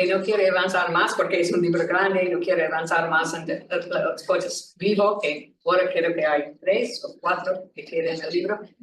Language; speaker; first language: Spanish; non-native, learner; English